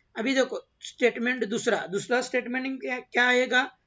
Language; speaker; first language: Hindi; non-native, local second language; Marathi